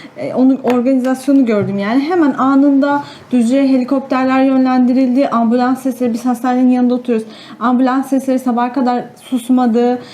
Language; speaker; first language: Turkish; native; Turkish